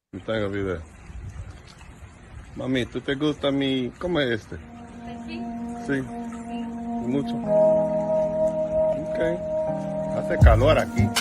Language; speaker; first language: Spanish; non-native, learner; English